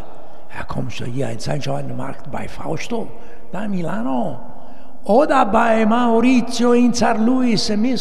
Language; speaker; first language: German; non-native, learner; Italian